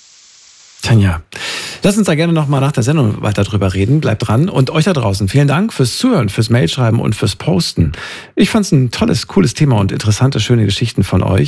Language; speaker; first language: German; native; German